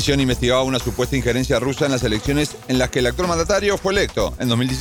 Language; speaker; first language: Spanish; native; Spanish